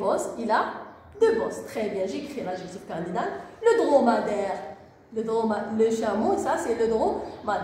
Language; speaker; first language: French; non-native, local second language; Arabic